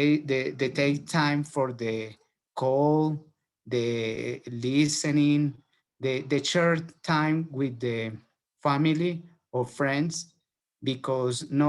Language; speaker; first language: English; non-native, learner; Spanish